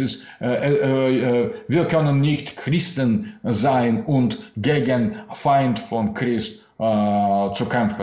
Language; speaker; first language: German; non-native, learner; Russian